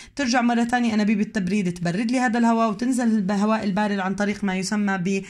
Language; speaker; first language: Arabic; native; Arabic